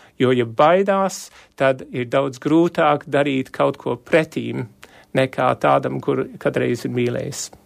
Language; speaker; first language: Latvian; early bilingual, heritage; Latvian